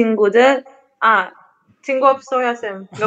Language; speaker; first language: Korean; non-native, learner; Indonesian